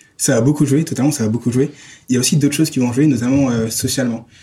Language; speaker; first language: French; native; French